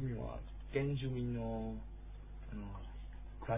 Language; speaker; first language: Japanese; non-native, learner; Chinese